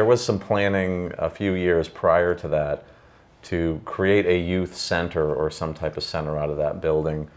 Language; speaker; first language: English; native; English